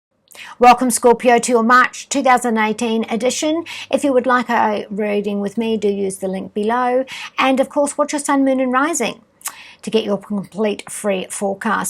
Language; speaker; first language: English; native; English